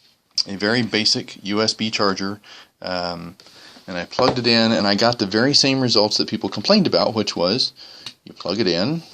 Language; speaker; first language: English; native; English